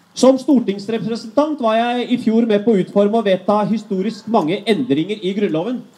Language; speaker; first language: Norwegian; early bilingual, other home language; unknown